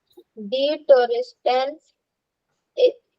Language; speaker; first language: German; non-native, learner; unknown